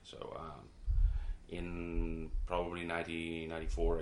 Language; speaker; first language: English; non-native, fluent; Italian